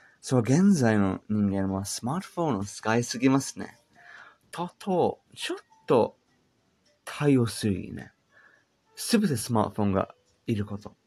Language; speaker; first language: Japanese; non-native, learner; English